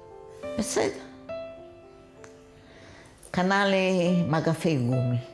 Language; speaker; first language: Hebrew; non-native, fluent; Yiddish